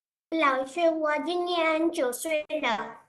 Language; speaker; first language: Chinese; non-native, learner; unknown